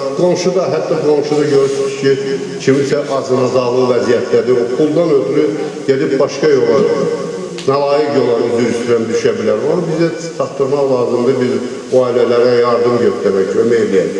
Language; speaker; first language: Azerbaijani; native; Azerbaijani